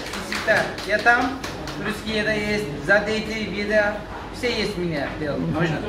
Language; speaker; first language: Russian; non-native, learner; Turkish